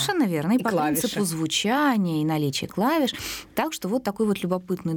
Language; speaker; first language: Russian; native; Russian